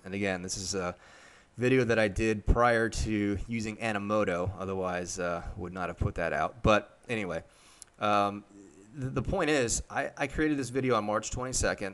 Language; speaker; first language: English; native; English